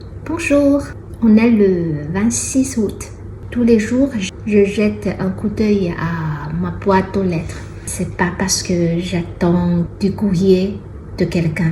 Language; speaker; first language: French; non-native, fluent; Chinese